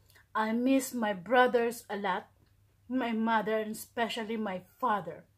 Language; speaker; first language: English; non-native, local second language; Filipino